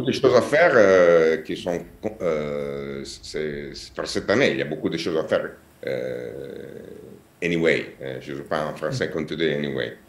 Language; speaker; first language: French; non-native, learner; Italian